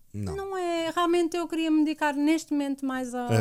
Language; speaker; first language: Portuguese; native; Portuguese